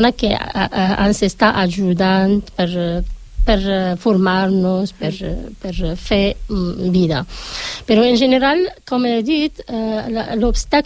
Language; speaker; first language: Catalan; non-native, fluent; Arabic